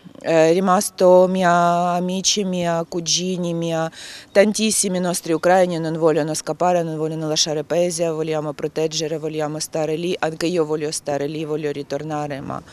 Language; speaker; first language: Italian; non-native, learner; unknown